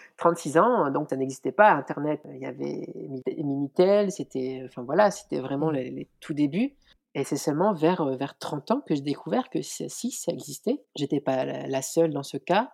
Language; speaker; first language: French; native; French